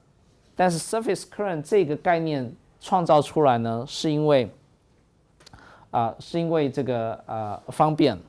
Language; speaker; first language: Chinese; native; Chinese